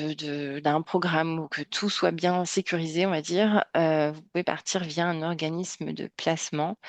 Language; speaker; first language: French; native; French